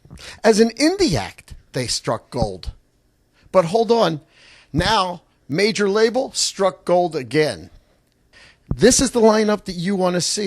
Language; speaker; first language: English; native; English